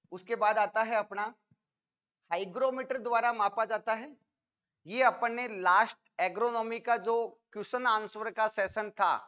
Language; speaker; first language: Hindi; native; Hindi